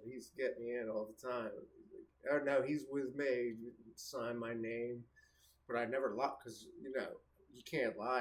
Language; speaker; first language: English; native; English